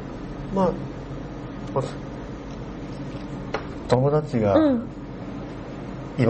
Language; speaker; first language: Japanese; non-native, learner; Korean